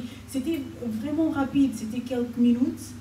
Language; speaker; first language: French; non-native, fluent; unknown